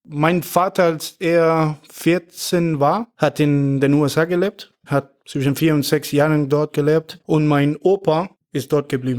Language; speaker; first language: German; non-native, fluent; Spanish